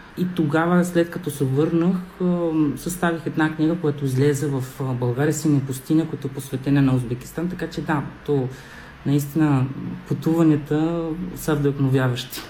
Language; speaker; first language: Bulgarian; non-native, fluent; Spanish